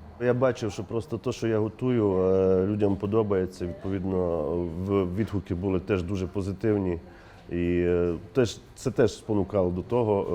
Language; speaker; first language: Ukrainian; native; Ukrainian